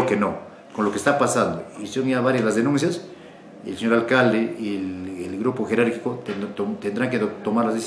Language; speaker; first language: Spanish; native; Spanish